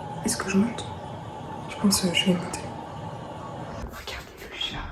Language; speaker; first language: French; native; French